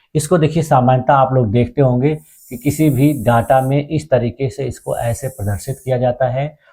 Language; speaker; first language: Hindi; native; Hindi